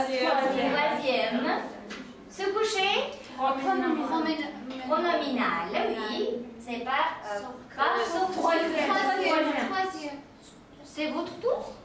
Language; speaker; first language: French; non-native, fluent; Uzbek